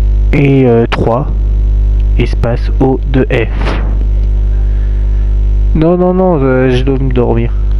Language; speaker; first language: French; native; French